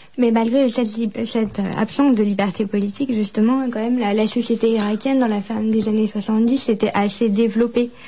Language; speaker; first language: French; native; French